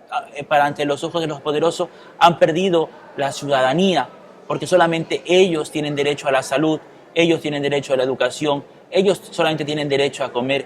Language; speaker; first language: Spanish; native; Spanish